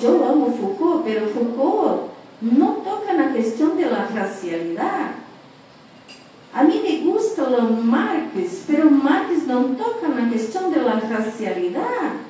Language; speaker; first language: Spanish; non-native, fluent; Portuguese